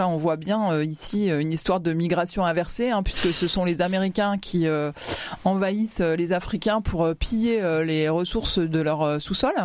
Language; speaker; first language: French; native; French